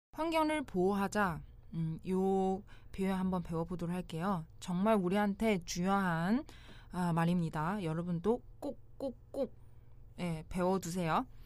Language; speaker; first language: Korean; non-native, fluent; Chinese